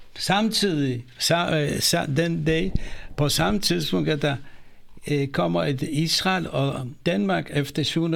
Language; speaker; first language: Danish; non-native, fluent; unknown